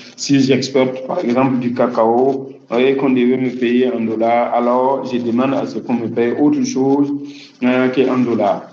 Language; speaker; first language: French; non-native, local second language; Mossi